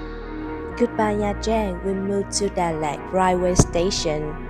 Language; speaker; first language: English; non-native, learner; Vietnamese